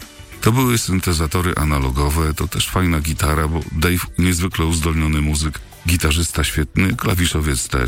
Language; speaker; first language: Polish; native; Polish